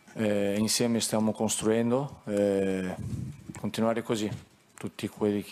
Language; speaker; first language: Italian; non-native, fluent; Portuguese